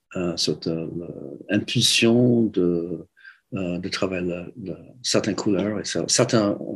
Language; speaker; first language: French; non-native, fluent; English